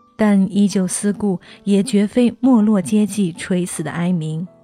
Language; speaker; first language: Chinese; native; Chinese